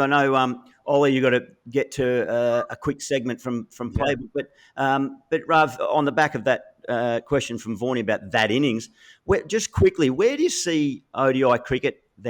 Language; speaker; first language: English; native; English